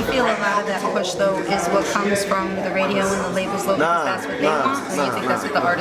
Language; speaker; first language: English; native; English